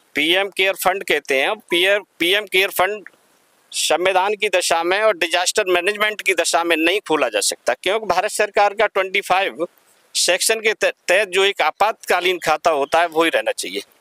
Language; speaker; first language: Hindi; native; Hindi